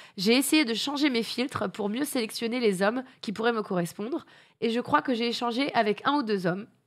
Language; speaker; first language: French; native; French